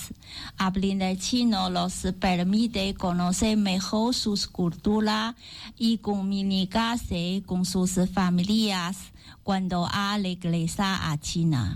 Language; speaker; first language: Spanish; non-native, learner; Chinese